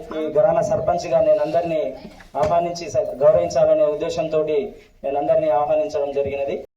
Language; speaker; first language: Telugu; non-native, local second language; Lambadi